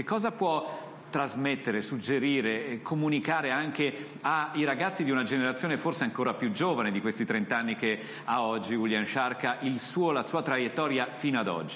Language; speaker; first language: Italian; native; Italian